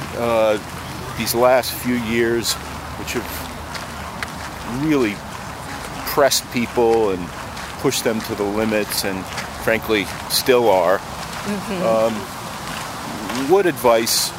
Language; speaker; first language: English; native; English